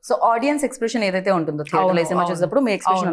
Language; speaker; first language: Telugu; native; Telugu